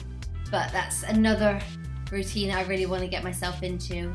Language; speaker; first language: English; native; English